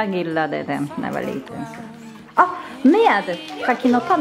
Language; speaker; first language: Swedish; non-native, learner; Japanese